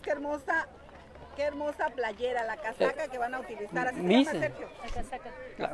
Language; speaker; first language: Spanish; native; Spanish